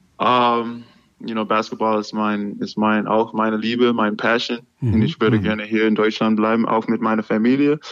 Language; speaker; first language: German; non-native, learner; English